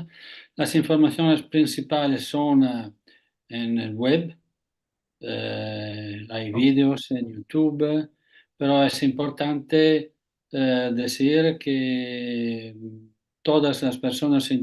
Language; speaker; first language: Spanish; non-native, fluent; Italian